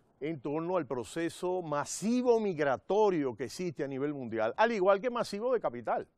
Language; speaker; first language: Spanish; native; Spanish